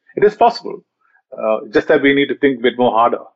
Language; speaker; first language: English; non-native, local second language; Malayalam